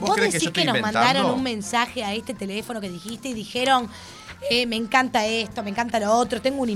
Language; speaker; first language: Spanish; native; Spanish